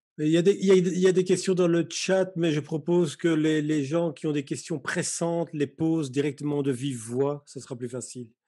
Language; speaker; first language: French; native; French